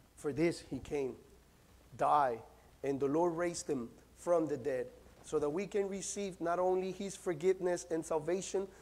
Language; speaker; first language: English; non-native, fluent; Spanish